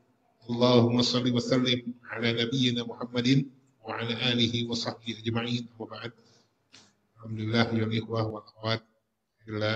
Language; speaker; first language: Arabic; non-native, fluent; Indonesian